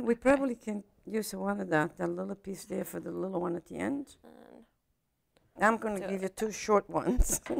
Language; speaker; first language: English; non-native, fluent; Italian